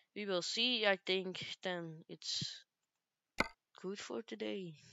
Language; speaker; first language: English; non-native, learner; Dutch